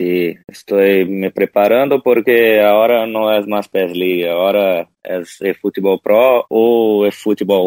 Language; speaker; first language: Spanish; non-native, learner; Portuguese